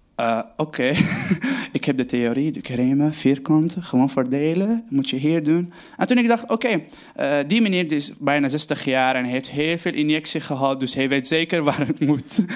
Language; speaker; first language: Dutch; non-native, fluent; Arabic